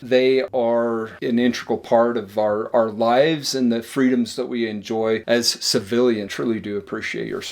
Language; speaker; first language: English; native; English